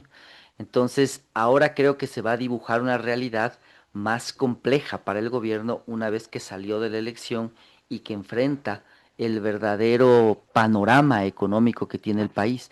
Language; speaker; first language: Spanish; native; Spanish